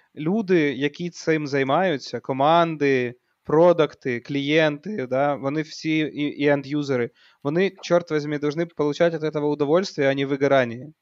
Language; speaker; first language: Ukrainian; native; Ukrainian